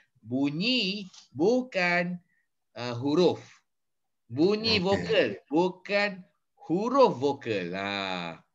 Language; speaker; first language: Malay; native; Malay